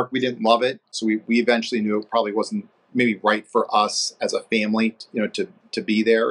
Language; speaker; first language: English; native; English